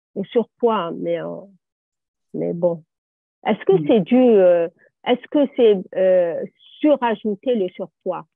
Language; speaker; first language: French; native; French